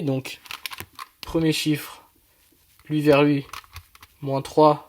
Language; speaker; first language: French; native; French